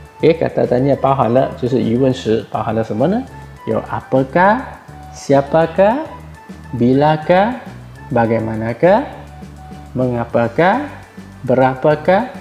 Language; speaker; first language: Malay; non-native, local second language; Chinese